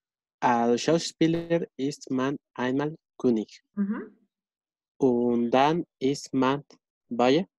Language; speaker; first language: German; non-native, learner; Spanish